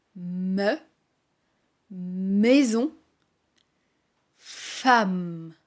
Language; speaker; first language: French; native; French